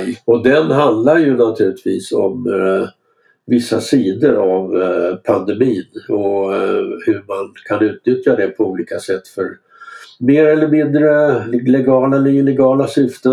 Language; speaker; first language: Swedish; native; Swedish